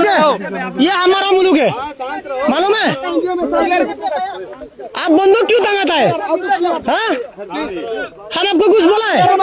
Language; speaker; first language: Hindi; non-native, learner; Bangla